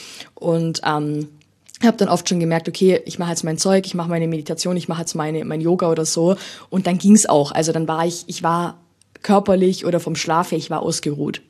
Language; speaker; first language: German; native; German